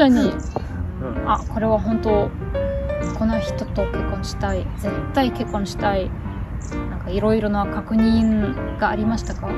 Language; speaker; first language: Japanese; non-native, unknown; Russian